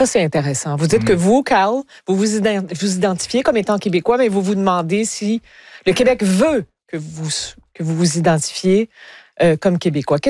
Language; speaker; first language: French; native; French